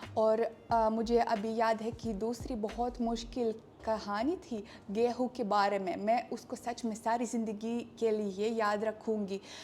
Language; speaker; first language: Hindi; non-native, fluent; Russian